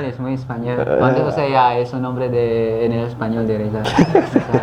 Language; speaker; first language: Spanish; non-native, fluent; Cebuano